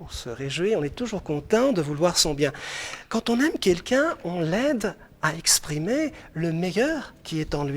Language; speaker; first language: French; non-native, local second language; Arabic